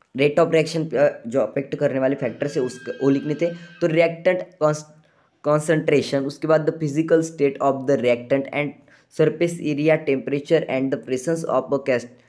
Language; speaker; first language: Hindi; non-native, local second language; Marathi